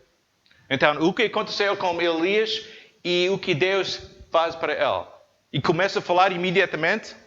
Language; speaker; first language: Portuguese; non-native, learner; English